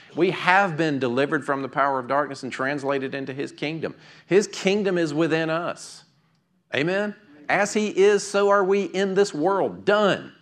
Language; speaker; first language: English; native; English